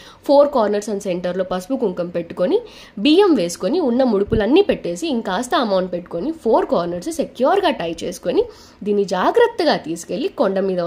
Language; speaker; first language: Telugu; native; Telugu